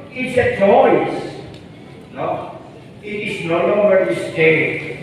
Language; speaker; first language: English; non-native, local second language; Filipino